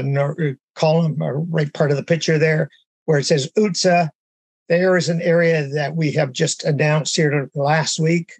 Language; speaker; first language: English; native; English